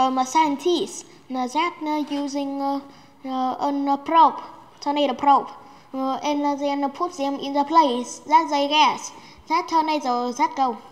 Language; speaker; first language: English; non-native, learner; Vietnamese